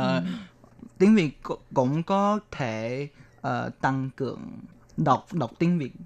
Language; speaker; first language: Vietnamese; early bilingual, heritage; Chinese